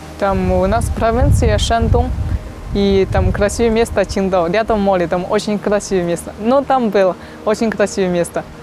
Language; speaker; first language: Russian; non-native, learner; Chinese